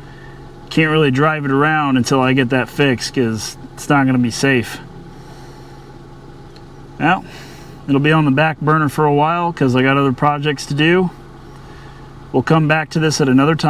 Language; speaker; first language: English; native; English